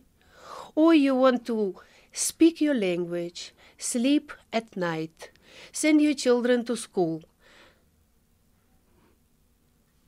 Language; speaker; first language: English; non-native, fluent; Ukrainian